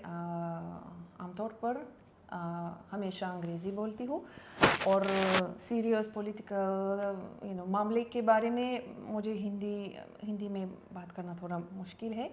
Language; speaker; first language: Hindi; non-native, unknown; Lithuanian